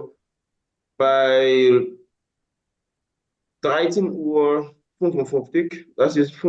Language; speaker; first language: German; non-native, fluent; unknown